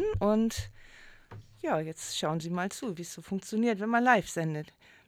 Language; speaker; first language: German; native; German